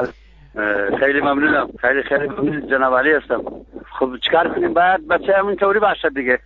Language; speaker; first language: Persian; non-native, local second language; Kurdish